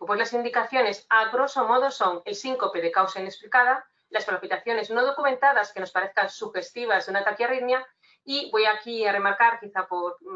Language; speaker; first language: Spanish; native; Spanish